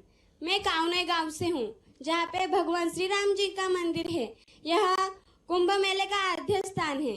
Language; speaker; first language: Hindi; non-native, local second language; Marathi